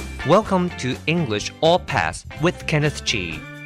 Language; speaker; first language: English; non-native, fluent; Chinese